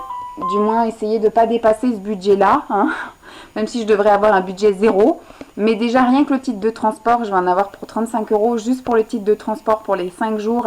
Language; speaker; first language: French; native; French